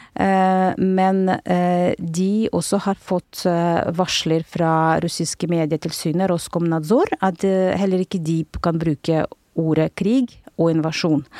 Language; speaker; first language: Norwegian; non-native, fluent; Russian